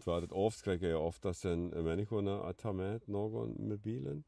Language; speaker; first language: Swedish; non-native, fluent; German